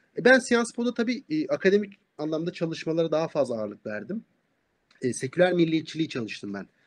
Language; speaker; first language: Turkish; native; Turkish